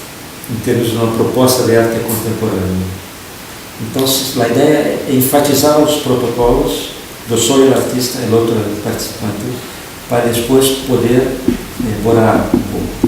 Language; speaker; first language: Spanish; non-native, fluent; Portuguese